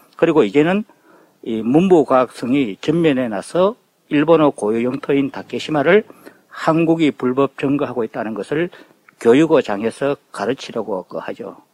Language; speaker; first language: Korean; native; Korean